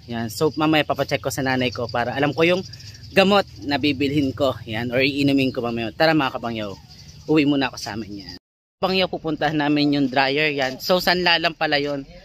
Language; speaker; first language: Filipino; non-native, local second language; Cebuano